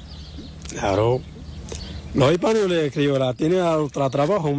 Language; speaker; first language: Spanish; non-native, learner; Arabic